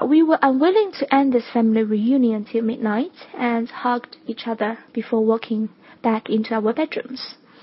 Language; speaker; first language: English; non-native, fluent; Chinese